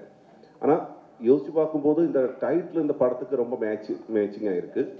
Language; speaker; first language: Tamil; non-native, learner; Malayalam